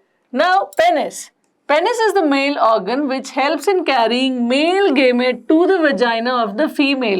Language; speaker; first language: English; non-native, local second language; Hindi